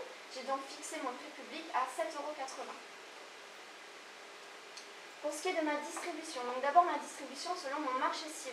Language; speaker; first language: French; native; French